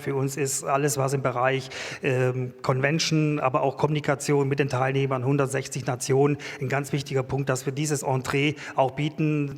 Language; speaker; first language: German; native; German